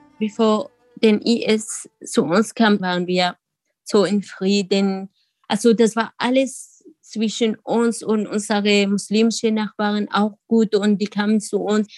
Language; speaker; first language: German; non-native, learner; Kurdish